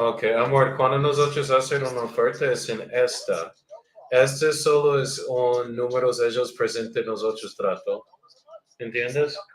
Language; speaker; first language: Spanish; non-native, learner; English